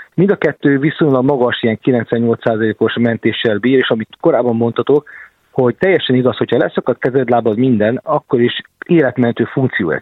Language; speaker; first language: Hungarian; native; Hungarian